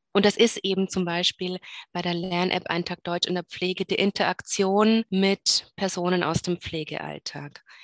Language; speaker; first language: German; native; German